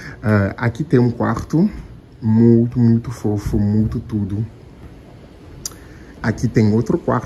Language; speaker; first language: Portuguese; non-native, fluent; French